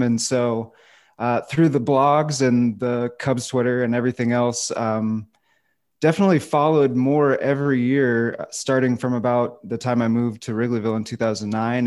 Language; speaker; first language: English; native; English